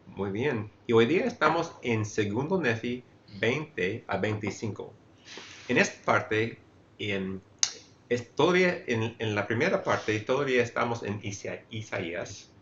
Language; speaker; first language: Spanish; non-native, fluent; English